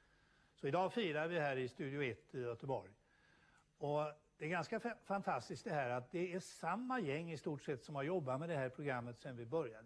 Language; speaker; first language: Swedish; native; Swedish